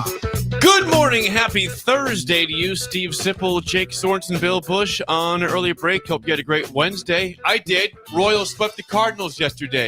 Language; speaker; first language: English; native; English